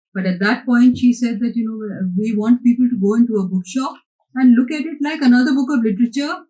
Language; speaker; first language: English; non-native, local second language; Hindi